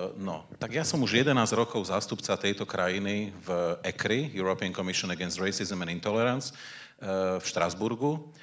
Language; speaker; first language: Slovak; native; Slovak